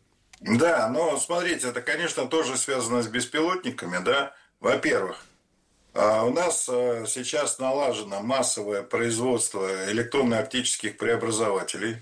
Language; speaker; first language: Russian; native; Russian